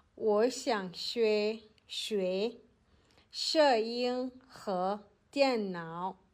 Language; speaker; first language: Chinese; non-native, learner; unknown